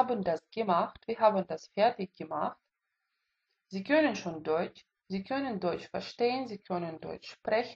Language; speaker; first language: German; non-native, fluent; Russian